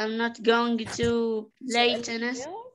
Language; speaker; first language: English; non-native, learner; Arabic